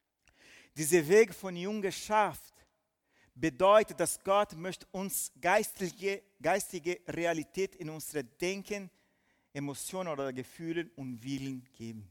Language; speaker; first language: German; non-native, fluent; Portuguese